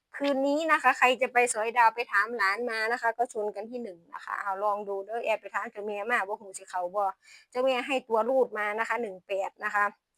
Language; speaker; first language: Thai; non-native, local second language; Lao